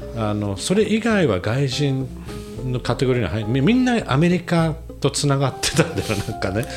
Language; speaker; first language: Japanese; native; Japanese